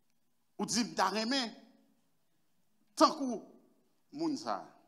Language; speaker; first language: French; non-native, local second language; Haitian Creole